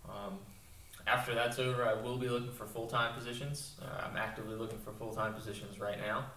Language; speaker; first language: English; native; English